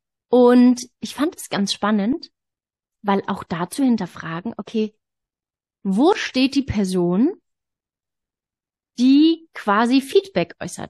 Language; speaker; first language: German; native; German